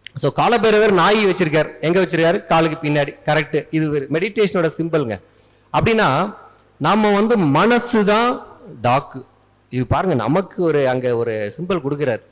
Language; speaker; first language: Tamil; native; Tamil